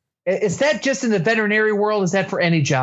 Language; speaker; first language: English; native; English